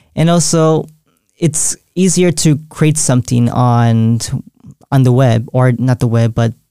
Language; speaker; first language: English; native; English